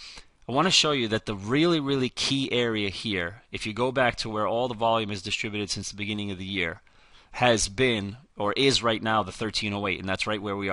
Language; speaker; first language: English; native; English